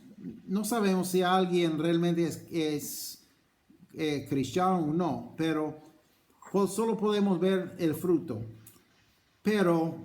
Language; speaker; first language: Spanish; non-native, fluent; English